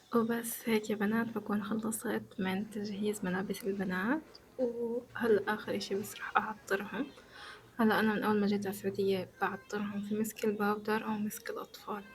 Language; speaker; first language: Arabic; native; Arabic